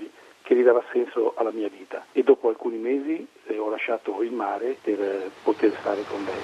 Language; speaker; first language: Italian; native; Italian